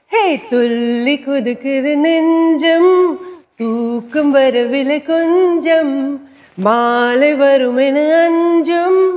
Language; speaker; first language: Tamil; non-native, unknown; Punjabi